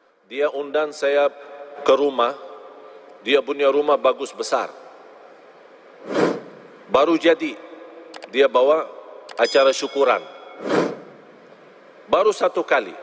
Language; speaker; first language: Indonesian; non-native, fluent; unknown